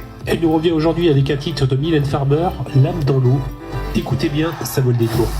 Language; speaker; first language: French; native; French